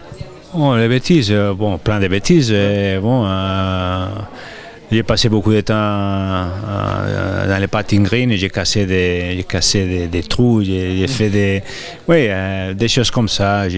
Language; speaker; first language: French; non-native, fluent; Spanish